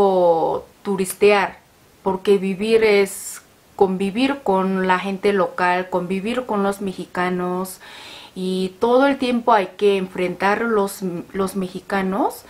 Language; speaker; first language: Spanish; non-native, learner; Korean